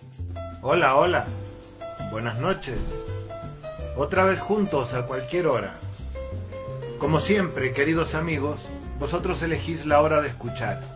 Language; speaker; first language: Spanish; native; Spanish